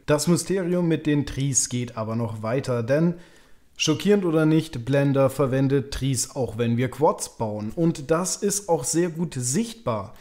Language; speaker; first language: German; native; German